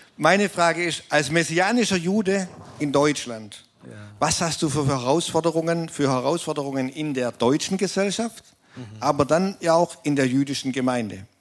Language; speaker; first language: German; native; German